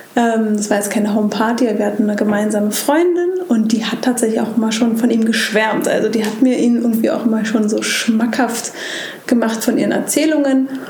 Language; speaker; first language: German; native; German